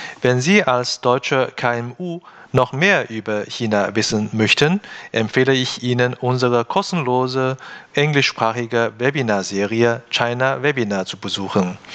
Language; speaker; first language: German; non-native, fluent; Chinese